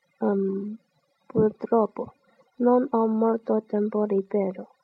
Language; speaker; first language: Italian; non-native, learner; Chinese